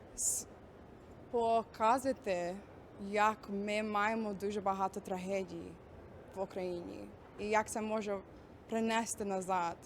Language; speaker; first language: Ukrainian; early bilingual, heritage; Ukrainian